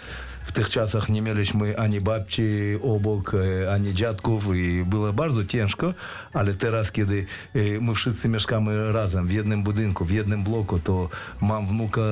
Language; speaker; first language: Polish; non-native, fluent; Russian